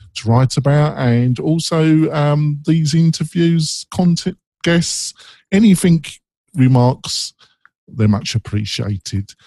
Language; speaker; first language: English; native; English